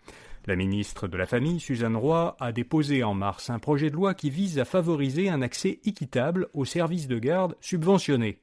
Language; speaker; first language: French; native; French